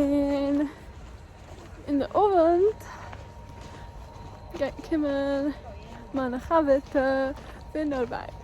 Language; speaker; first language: German; non-native, learner; English